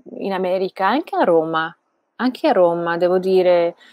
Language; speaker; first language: Italian; non-native, fluent; Bangla